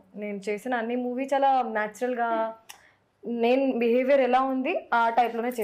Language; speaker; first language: Telugu; non-native, local second language; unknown